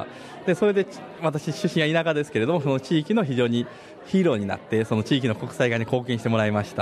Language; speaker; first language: Japanese; native; Japanese